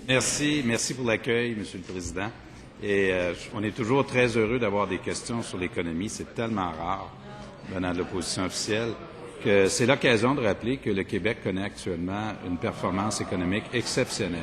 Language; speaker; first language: French; native; French